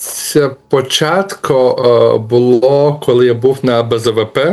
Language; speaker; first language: Ukrainian; non-native, learner; Lithuanian